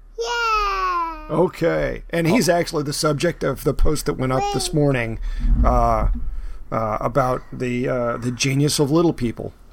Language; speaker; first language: English; native; English